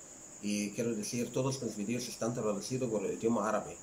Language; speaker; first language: Spanish; non-native, learner; Arabic